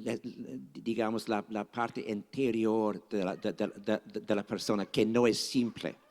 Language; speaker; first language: Spanish; non-native, fluent; English